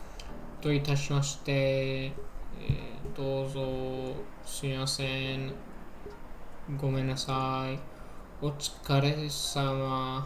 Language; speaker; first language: Japanese; non-native, learner; English